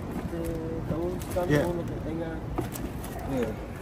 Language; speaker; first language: Spanish; native; Spanish